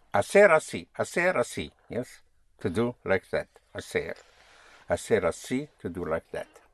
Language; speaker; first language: Spanish; non-native, fluent; English